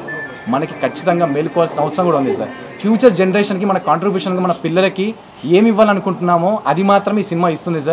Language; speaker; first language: Telugu; native; Telugu